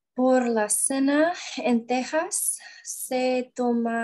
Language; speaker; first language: Spanish; non-native, learner; English